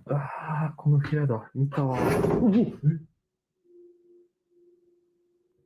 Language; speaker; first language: Japanese; native; Japanese